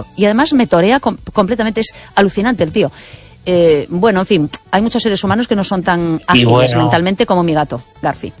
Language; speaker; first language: Spanish; native; Spanish